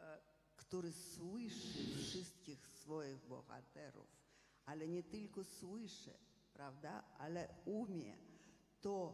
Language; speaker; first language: Polish; non-native, fluent; Russian